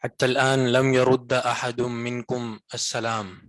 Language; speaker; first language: Arabic; non-native, fluent; Urdu